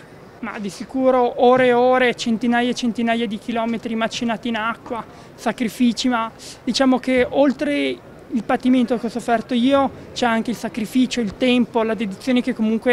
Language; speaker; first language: Italian; native; Italian